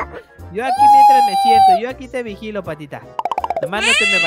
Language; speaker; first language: Spanish; native; Spanish